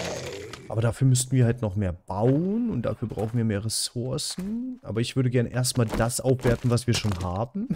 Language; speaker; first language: German; native; German